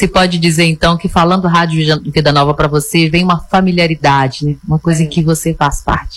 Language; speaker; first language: Portuguese; native; Portuguese